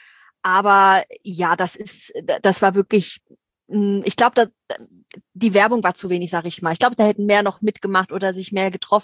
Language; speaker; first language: German; native; German